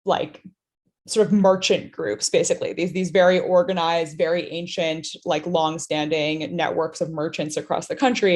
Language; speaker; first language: English; native; English